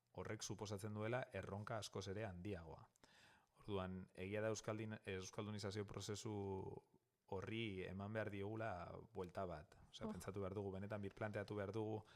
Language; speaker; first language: Basque; non-native, local second language; Spanish